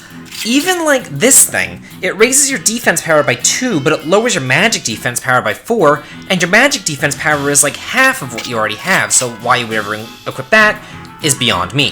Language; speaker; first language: English; native; English